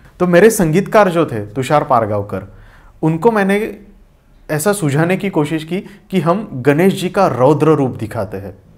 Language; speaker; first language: Hindi; non-native, local second language; Marathi